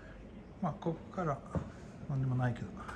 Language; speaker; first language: Japanese; non-native, fluent; Swedish